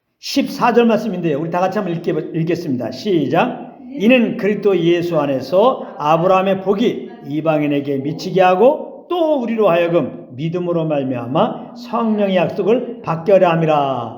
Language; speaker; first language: Korean; native; Korean